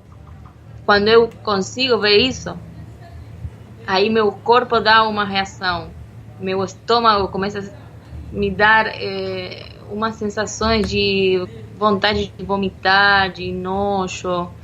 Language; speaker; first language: Portuguese; non-native, fluent; Spanish